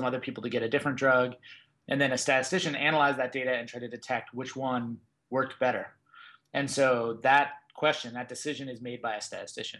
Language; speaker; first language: English; native; English